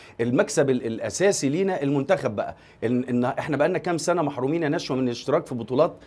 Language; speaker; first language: Arabic; native; Arabic